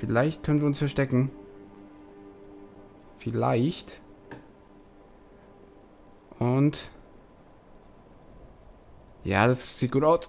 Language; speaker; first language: German; native; German